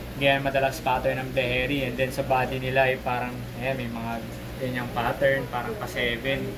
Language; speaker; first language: Filipino; native; Filipino